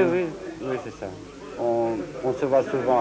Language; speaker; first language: French; non-native, learner; Syriac